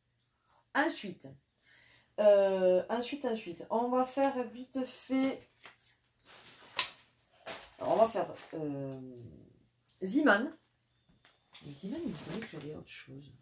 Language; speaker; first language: French; native; French